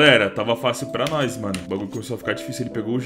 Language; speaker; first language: Portuguese; native; Portuguese